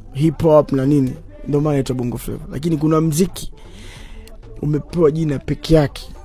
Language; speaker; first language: Swahili; native; Swahili